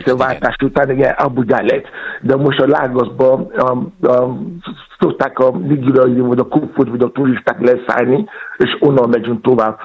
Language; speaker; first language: Hungarian; non-native, fluent; Yoruba